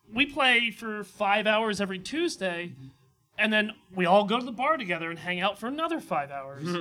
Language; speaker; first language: English; native; English